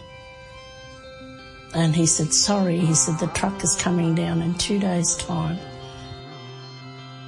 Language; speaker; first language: English; native; English